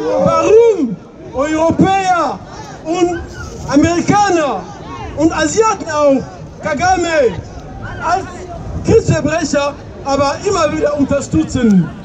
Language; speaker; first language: German; non-native, fluent; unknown